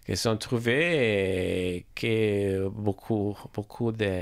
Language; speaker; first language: French; non-native, learner; English